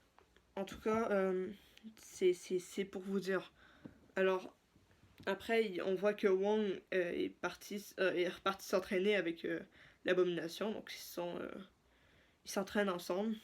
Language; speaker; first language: French; native; French